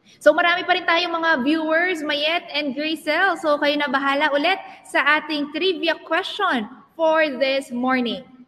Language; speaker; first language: Filipino; non-native, local second language; Pampanga